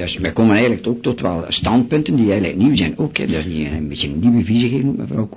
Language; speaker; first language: Dutch; native; Dutch